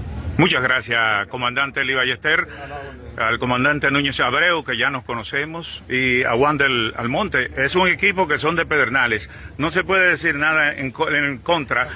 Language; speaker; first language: Spanish; native; Spanish